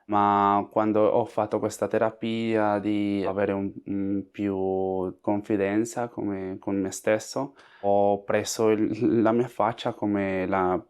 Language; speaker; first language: Italian; non-native, fluent; Spanish